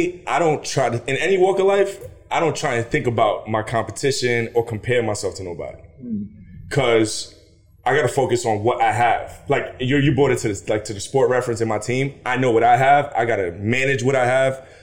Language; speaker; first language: English; native; English